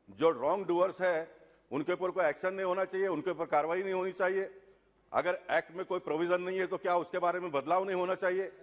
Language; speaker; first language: Hindi; non-native, local second language; Tulu